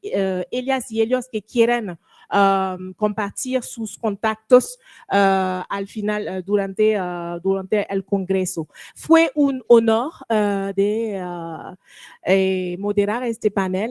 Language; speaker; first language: Spanish; non-native, learner; French